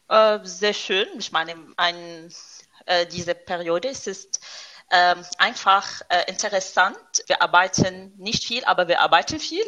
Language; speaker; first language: German; non-native, fluent; Arabic